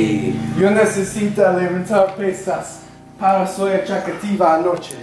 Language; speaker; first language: Spanish; non-native, learner; English